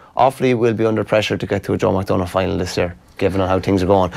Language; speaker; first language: English; native; English